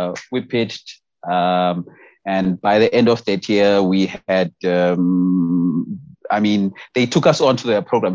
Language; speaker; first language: English; non-native, local second language; Xhosa